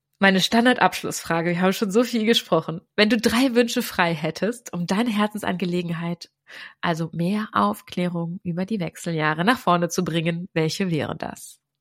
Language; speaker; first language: German; native; German